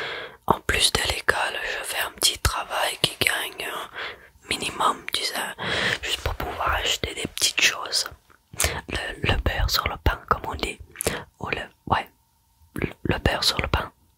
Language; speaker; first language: French; early bilingual, heritage; French